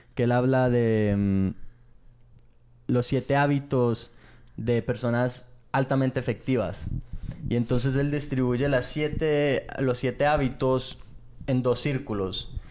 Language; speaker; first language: Spanish; early bilingual, heritage; Spanish